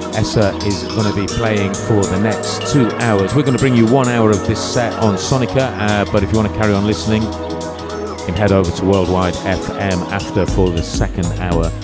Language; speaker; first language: English; native; English